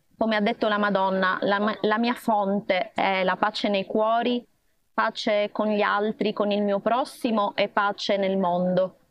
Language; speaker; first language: Italian; native; Italian